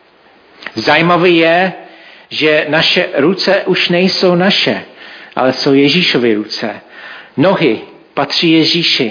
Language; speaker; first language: Czech; non-native, fluent; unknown